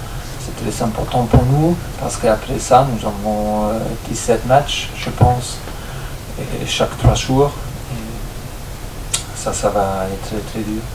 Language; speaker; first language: French; non-native, fluent; German